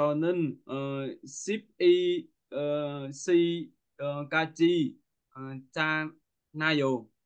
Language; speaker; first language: Korean; non-native, learner; Vietnamese